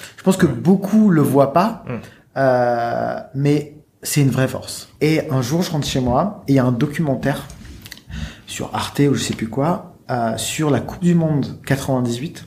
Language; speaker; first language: French; native; French